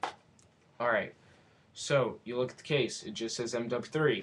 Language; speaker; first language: English; native; English